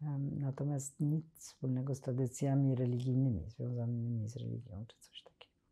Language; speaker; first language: Polish; native; Polish